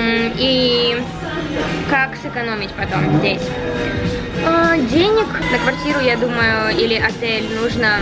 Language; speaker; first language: Russian; native; Russian